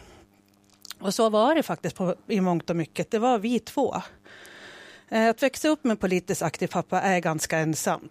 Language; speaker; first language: Swedish; native; Swedish